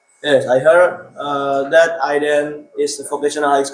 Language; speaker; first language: English; non-native, learner; Indonesian